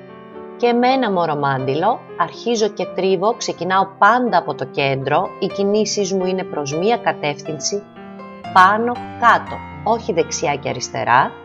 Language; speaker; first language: Greek; native; Greek